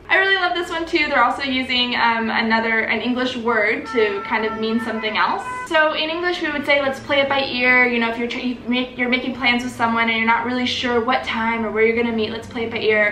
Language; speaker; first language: English; native; English